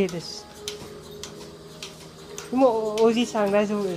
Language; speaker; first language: Japanese; non-native, learner; Vietnamese